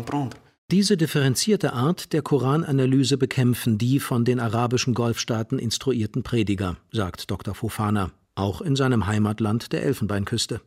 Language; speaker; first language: German; native; German